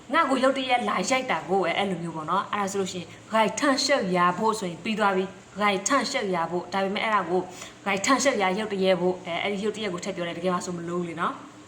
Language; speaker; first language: Burmese; non-native, local second language; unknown